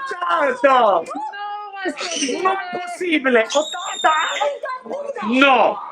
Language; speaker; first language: Italian; non-native, learner; English